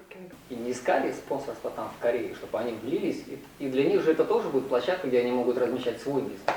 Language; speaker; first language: Russian; non-native, learner; Korean